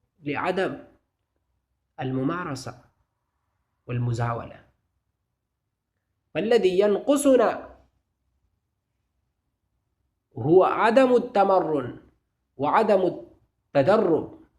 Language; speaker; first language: Arabic; non-native, fluent; Urdu